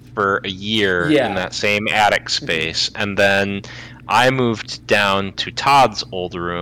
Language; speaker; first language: English; native; English